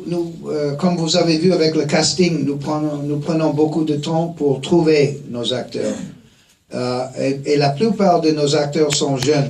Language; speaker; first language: French; non-native, fluent; English